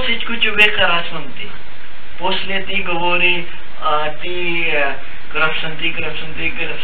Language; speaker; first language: Bulgarian; non-native, learner; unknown